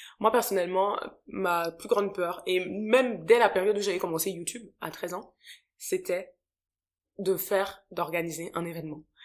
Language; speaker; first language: French; native; French